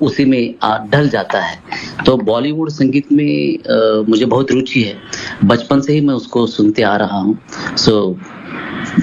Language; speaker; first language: Hindi; non-native, local second language; Marathi